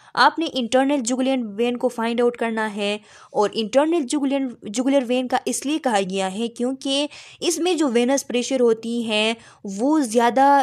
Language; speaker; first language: Urdu; non-native, local second language; Pashto